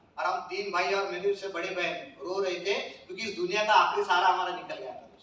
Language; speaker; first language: Hindi; non-native, local second language; Marathi